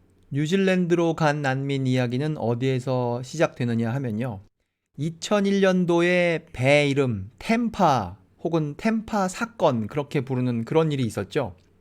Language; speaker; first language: Korean; native; Korean